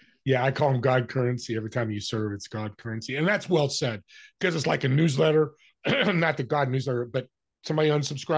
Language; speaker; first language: English; native; English